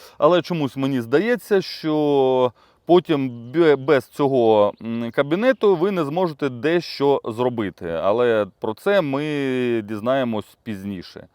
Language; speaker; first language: Ukrainian; non-native, local second language; Russian